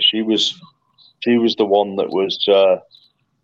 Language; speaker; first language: English; native; English